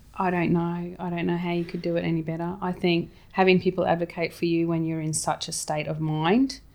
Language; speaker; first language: English; native; English